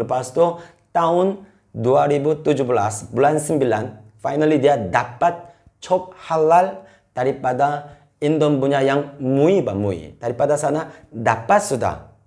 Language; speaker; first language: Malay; non-native, fluent; Korean